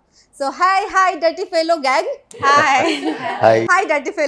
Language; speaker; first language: Telugu; native; Telugu